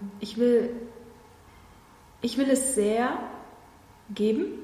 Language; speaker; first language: German; non-native, fluent; Russian